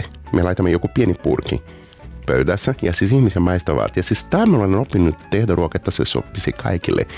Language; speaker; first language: Finnish; non-native, learner; Portuguese